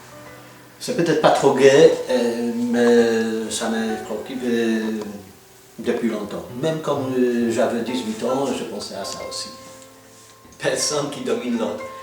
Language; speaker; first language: French; non-native, fluent; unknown